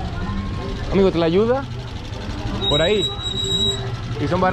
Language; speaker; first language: Spanish; non-native, learner; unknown